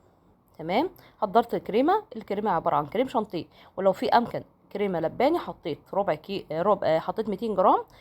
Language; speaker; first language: Arabic; native; Arabic